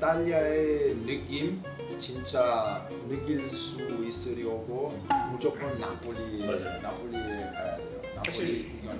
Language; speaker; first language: Korean; non-native, learner; Italian